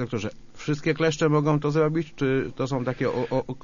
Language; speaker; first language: Polish; native; Polish